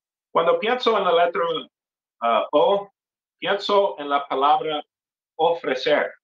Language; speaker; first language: Spanish; non-native, fluent; English